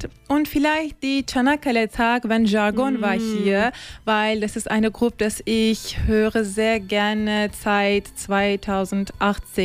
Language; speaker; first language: German; non-native, learner; Turkish